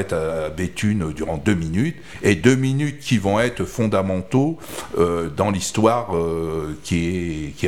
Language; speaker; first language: French; native; French